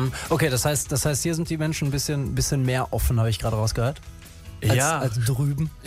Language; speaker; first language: German; native; German